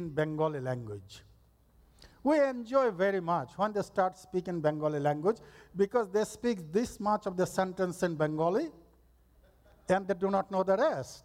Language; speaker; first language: English; non-native, local second language; Bangla